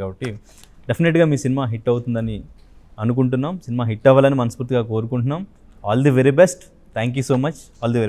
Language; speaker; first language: Telugu; native; Telugu